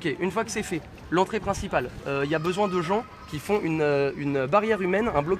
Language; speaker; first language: French; native; French